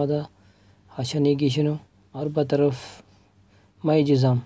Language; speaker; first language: Arabic; non-native, learner; Urdu